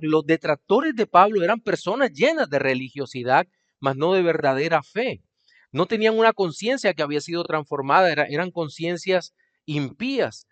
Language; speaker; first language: Spanish; native; Spanish